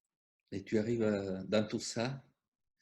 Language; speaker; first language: French; non-native, fluent; Italian